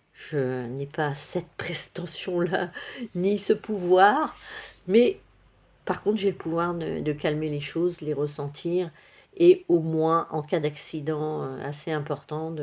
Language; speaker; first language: French; native; French